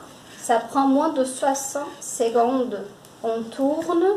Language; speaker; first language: French; non-native, fluent; Portuguese